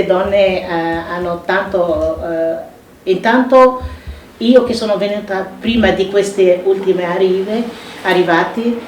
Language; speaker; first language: Italian; non-native, fluent; Arabic